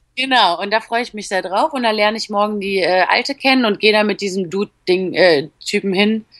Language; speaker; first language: German; early bilingual, other home language; Polish